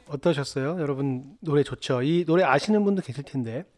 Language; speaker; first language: Korean; native; Korean